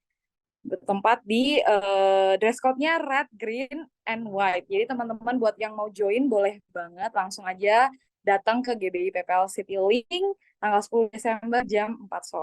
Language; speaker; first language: Indonesian; native; Indonesian